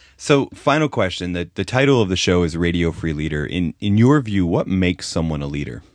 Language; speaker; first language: English; native; English